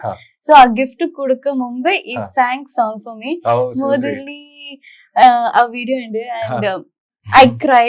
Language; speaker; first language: Malayalam; non-native, learner; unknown